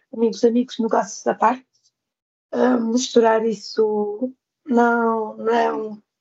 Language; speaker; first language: Portuguese; non-native, local second language; Kabuverdianu